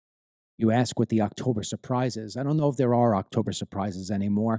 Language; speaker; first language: English; native; English